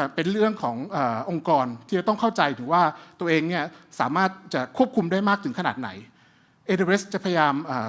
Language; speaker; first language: Thai; early bilingual, heritage; Thai